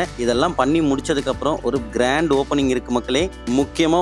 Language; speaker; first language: Tamil; native; Tamil